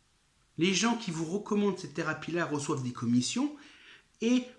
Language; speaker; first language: French; native; French